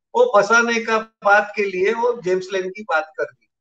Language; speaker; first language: Hindi; non-native, local second language; Marathi